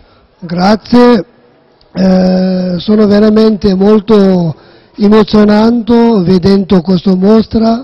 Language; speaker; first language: Italian; non-native, learner; Tibetan